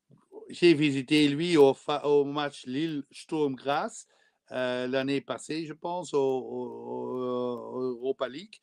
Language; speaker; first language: French; non-native, learner; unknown